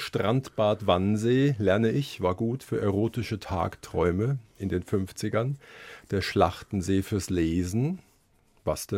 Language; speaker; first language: German; native; German